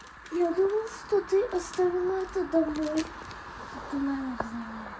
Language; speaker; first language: Russian; early bilingual, other home language; Armenian